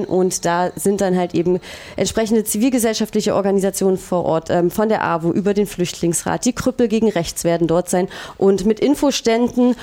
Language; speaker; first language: German; native; German